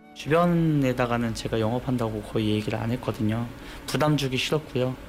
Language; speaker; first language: Korean; native; Korean